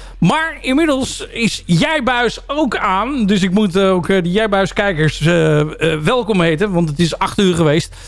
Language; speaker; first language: Dutch; native; Dutch